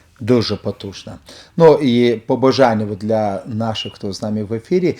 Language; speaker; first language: Ukrainian; non-native, local second language; Russian